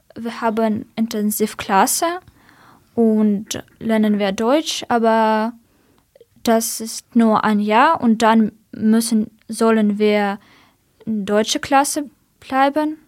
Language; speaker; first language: German; non-native, learner; Ukrainian